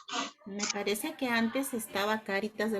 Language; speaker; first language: Spanish; native; Spanish